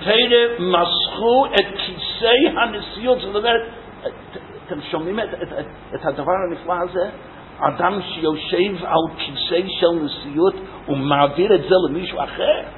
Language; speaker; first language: Hebrew; non-native, fluent; English